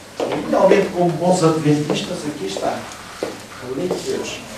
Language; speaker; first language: Portuguese; native; Portuguese